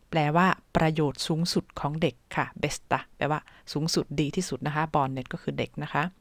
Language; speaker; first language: Thai; native; Thai